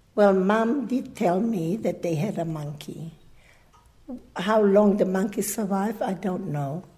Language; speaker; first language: English; early bilingual, other home language; German